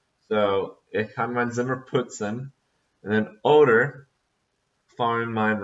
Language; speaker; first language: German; non-native, learner; English